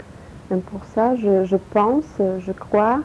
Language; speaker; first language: French; non-native, learner; Polish